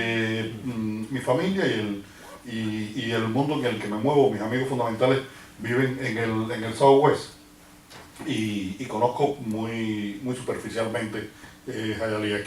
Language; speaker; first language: Spanish; native; Spanish